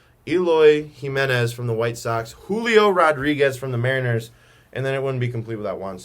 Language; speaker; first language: English; native; English